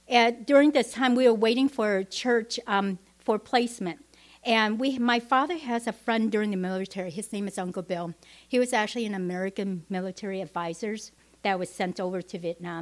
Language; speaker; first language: English; non-native, fluent; Vietnamese